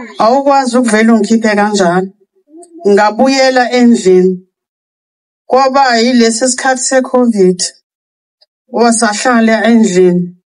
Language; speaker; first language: Zulu; native; Zulu